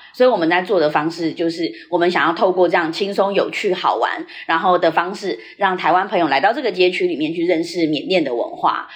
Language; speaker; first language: Chinese; early bilingual, heritage; Chinese